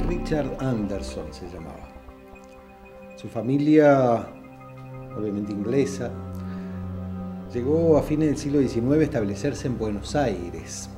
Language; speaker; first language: Spanish; native; Spanish